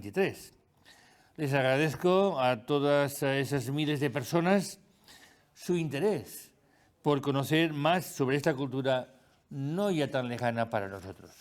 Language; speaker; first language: Spanish; native; Spanish